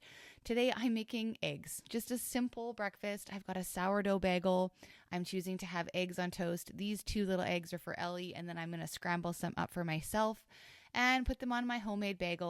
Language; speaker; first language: English; native; English